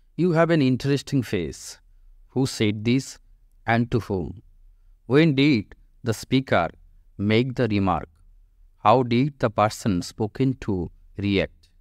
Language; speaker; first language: English; non-native, local second language; Bangla